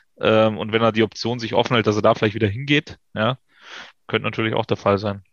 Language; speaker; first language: German; native; German